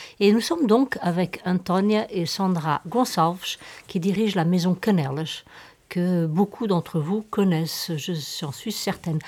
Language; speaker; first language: French; native; French